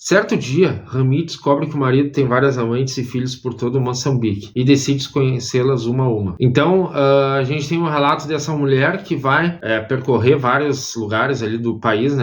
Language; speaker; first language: Portuguese; native; Portuguese